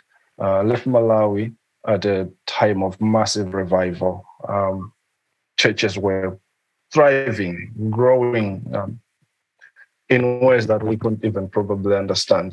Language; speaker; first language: English; non-native, local second language; Nyanja